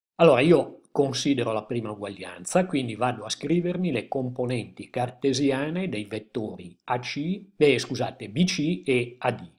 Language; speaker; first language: Italian; native; Italian